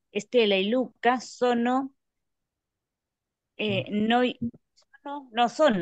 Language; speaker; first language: Italian; non-native, learner; Spanish